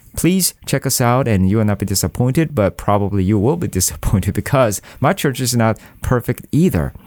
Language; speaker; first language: English; non-native, fluent; Korean